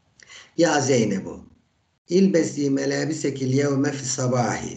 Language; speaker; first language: Arabic; non-native, fluent; Turkish